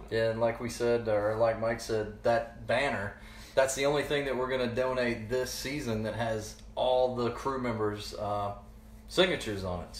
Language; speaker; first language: English; native; English